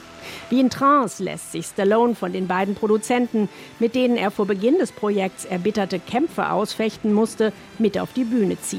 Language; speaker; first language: German; native; German